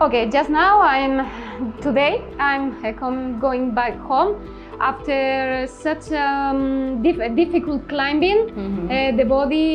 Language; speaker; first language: English; non-native, learner; Spanish